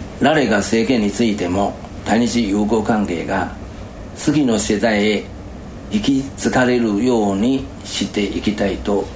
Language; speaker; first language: Japanese; non-native, fluent; Chinese